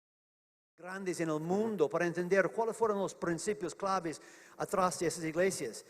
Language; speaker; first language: Spanish; non-native, fluent; English